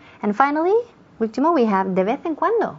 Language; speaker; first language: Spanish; non-native, fluent; English